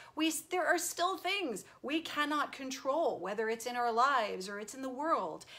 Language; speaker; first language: English; native; English